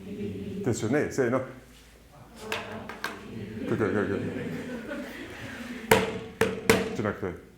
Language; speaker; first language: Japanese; non-native, fluent; English